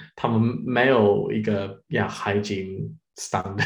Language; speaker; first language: Chinese; non-native, learner; English